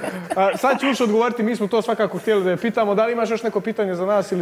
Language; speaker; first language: Serbian; native; Serbian